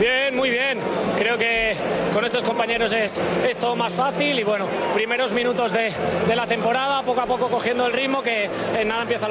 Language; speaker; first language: Spanish; native; Spanish